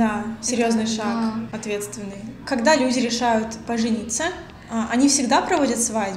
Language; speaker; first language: Russian; native; Russian